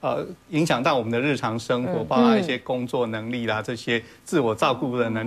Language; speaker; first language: Chinese; native; Chinese